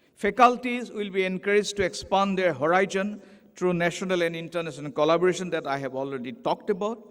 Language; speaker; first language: English; non-native, local second language; Assamese